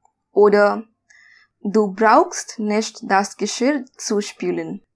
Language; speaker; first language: German; non-native, fluent; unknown